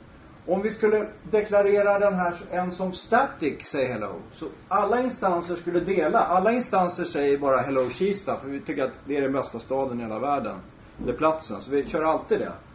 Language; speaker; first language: Swedish; native; Swedish